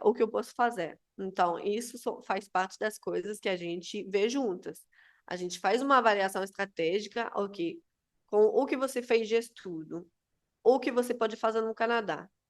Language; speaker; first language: Portuguese; non-native, fluent; Spanish